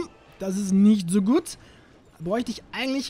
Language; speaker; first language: German; native; German